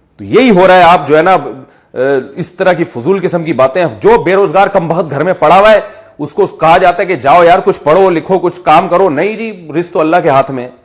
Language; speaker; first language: Urdu; native; Urdu